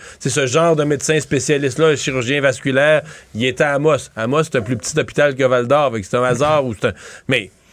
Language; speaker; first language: French; native; French